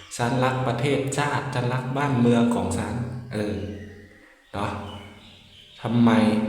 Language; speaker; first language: Thai; native; Thai